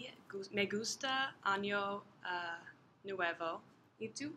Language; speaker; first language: Spanish; non-native, learner; English